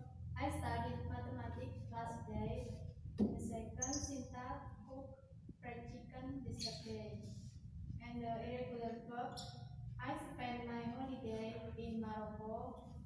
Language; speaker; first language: English; non-native, learner; Indonesian